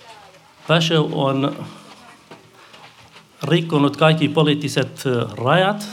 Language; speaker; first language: Finnish; non-native, fluent; Central Kurdish